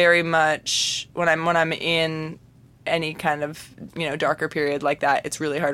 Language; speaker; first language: English; native; English